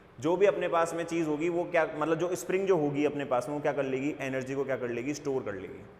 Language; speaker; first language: Hindi; native; Hindi